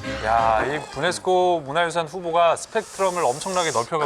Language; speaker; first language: Korean; native; Korean